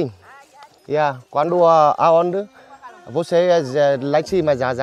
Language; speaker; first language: Portuguese; non-native, learner; Vietnamese